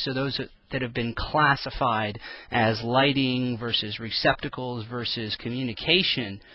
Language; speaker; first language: English; native; English